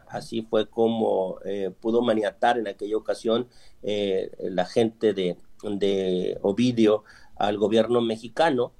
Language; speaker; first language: Spanish; native; Spanish